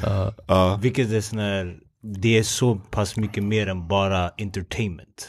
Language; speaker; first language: Swedish; early bilingual, other home language; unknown